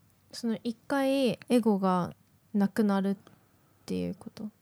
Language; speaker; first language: Japanese; native; Japanese